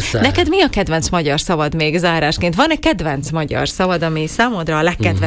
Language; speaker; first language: Hungarian; native; Hungarian